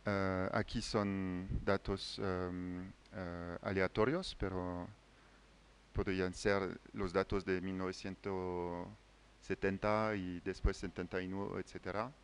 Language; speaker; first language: Spanish; non-native, fluent; French